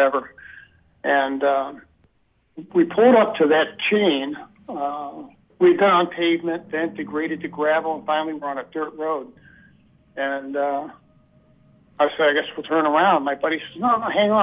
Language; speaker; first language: English; native; English